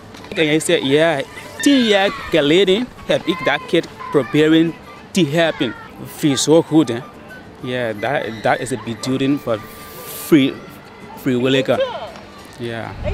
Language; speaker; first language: Dutch; non-native, learner; English